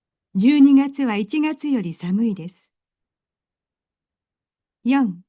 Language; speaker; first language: Japanese; non-native, learner; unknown